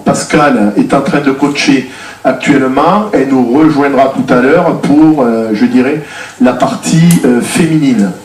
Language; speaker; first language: French; native; French